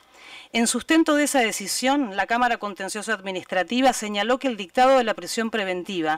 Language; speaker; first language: Spanish; native; Spanish